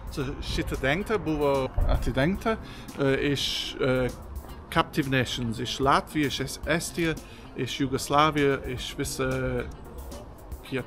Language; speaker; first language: Lithuanian; non-native, learner; English